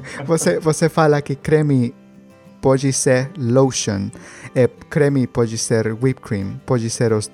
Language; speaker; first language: Portuguese; non-native, learner; Spanish